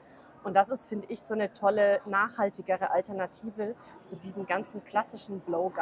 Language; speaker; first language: German; native; German